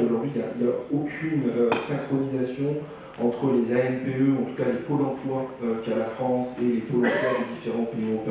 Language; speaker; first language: French; native; French